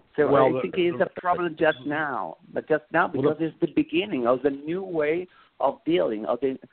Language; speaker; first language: English; non-native, fluent; Italian